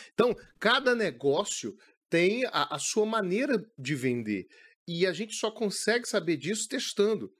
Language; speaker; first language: Portuguese; native; Portuguese